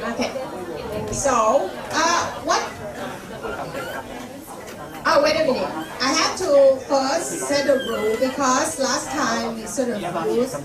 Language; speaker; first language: English; non-native, fluent; Thai